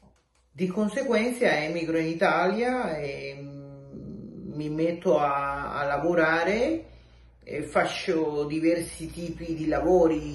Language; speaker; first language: Italian; non-native, local second language; Spanish